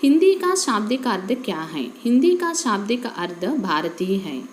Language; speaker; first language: Hindi; non-native, local second language; Telugu